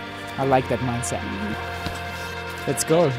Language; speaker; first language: English; non-native, fluent; German